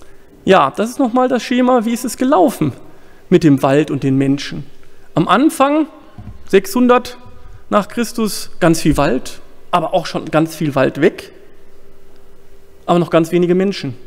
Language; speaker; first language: German; native; German